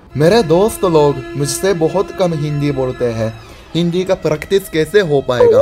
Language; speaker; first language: Hindi; non-native, fluent; Japanese